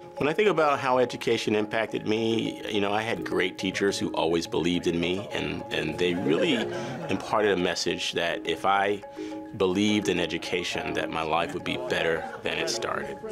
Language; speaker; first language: English; native; English